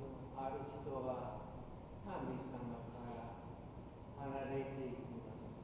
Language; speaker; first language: Japanese; non-native, fluent; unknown